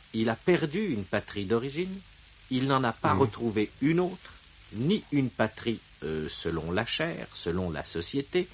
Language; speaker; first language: French; native; French